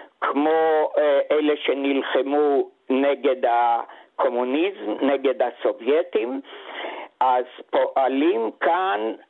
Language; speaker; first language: Hebrew; non-native, fluent; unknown